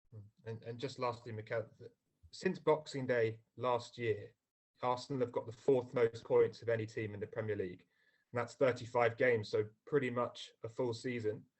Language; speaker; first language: English; native; English